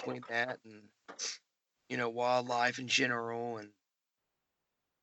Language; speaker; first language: English; native; English